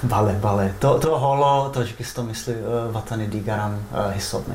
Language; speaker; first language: Tajik; non-native, fluent; Czech